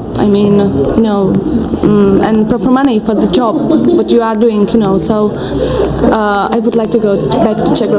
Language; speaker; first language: English; non-native, learner; Czech